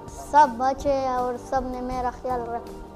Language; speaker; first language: Hindi; non-native, local second language; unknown